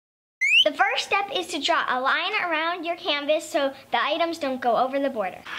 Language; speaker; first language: English; native; English